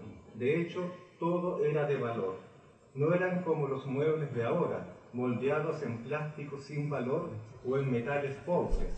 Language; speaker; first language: Spanish; native; Spanish